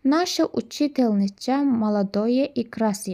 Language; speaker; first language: Russian; non-native, learner; Turkish